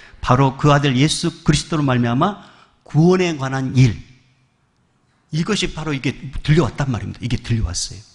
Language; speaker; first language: Korean; native; Korean